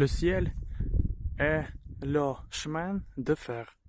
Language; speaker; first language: French; non-native, learner; Ukrainian